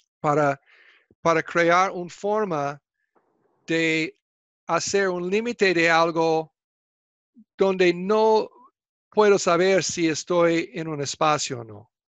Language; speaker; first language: Spanish; non-native, fluent; English